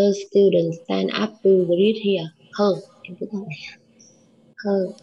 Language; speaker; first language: English; non-native, learner; Vietnamese